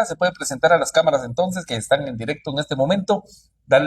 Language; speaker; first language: Spanish; native; Spanish